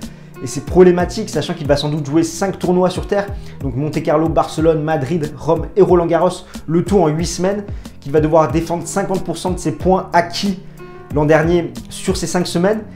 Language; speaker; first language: French; native; French